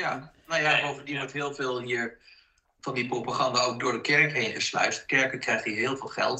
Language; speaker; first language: Dutch; native; Dutch